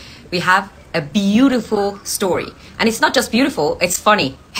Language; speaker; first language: English; non-native, fluent; Persian